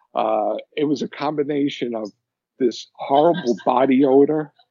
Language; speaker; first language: English; native; English